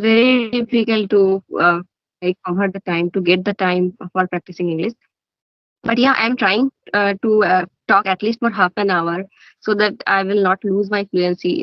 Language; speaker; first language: English; non-native, learner; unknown